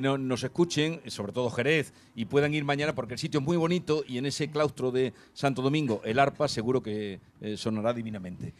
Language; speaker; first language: Spanish; native; Spanish